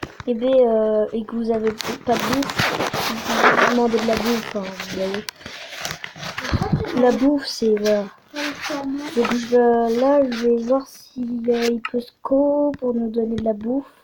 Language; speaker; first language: French; native; French